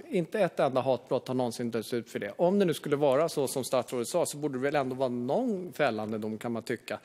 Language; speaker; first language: Swedish; native; Swedish